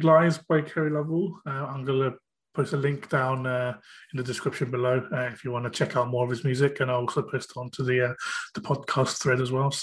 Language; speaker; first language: English; native; English